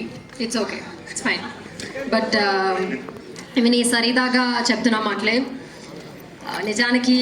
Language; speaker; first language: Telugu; non-native, learner; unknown